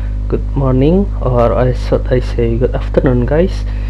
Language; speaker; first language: English; non-native, learner; Indonesian